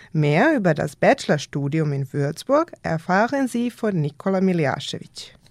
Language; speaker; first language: German; non-native, fluent; Serbian